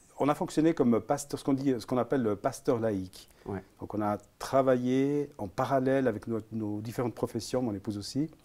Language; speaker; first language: French; early bilingual, other home language; Italian